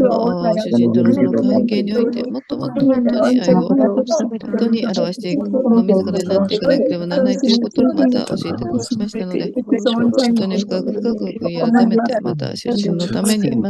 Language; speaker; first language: Japanese; native; Japanese